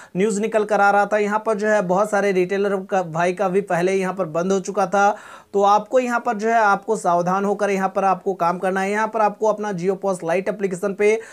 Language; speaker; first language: Hindi; native; Hindi